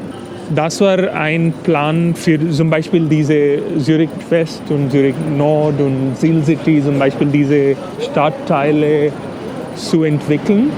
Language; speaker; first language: German; non-native, fluent; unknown